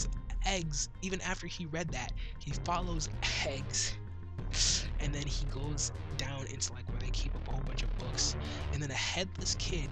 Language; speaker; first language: English; native; English